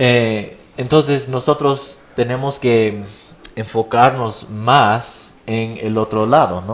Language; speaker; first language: Spanish; non-native, fluent; English